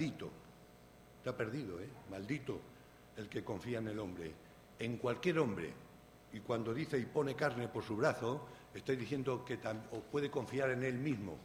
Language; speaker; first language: Spanish; native; Spanish